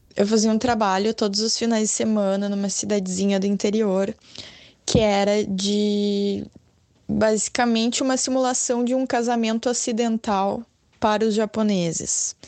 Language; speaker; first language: Portuguese; native; Portuguese